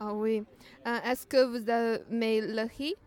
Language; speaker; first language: French; non-native, learner; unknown